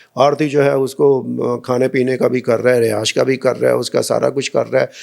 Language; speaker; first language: Urdu; non-native, local second language; Punjabi